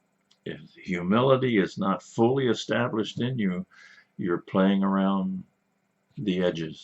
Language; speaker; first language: English; native; English